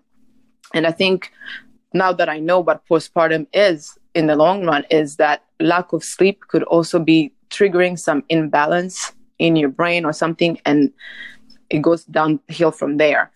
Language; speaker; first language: English; non-native, local second language; Kinyarwanda